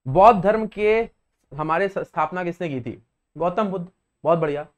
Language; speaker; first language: Hindi; native; Hindi